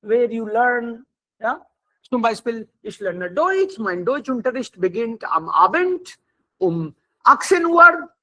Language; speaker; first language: German; non-native, learner; Hindi